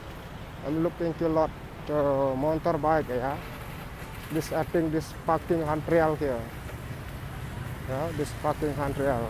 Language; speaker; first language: English; non-native, learner; Indonesian